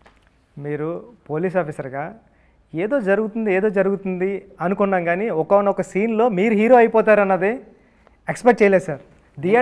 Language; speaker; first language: Telugu; native; Telugu